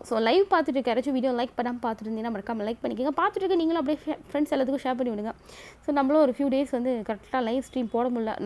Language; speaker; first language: Tamil; early bilingual, heritage; Tamil